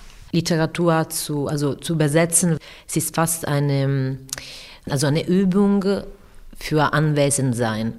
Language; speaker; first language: German; non-native, fluent; Italian